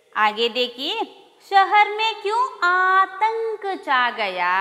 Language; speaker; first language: Hindi; non-native, local second language; Kannada